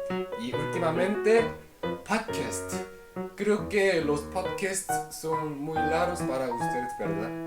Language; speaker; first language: Spanish; non-native, fluent; Korean